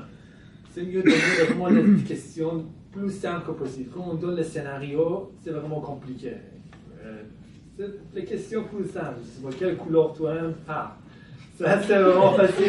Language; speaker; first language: French; non-native, fluent; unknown